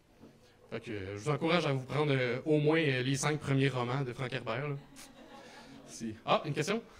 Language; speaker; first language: French; native; French